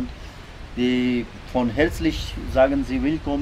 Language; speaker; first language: German; non-native, learner; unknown